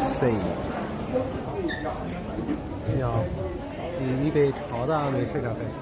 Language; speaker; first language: Chinese; non-native, learner; Mongolian